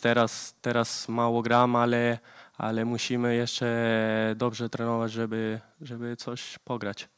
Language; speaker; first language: Polish; early bilingual, heritage; Polish